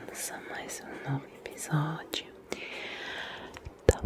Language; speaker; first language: Portuguese; non-native, fluent; Italian